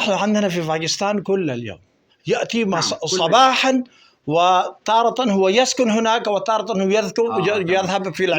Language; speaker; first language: Arabic; non-native, fluent; Pashto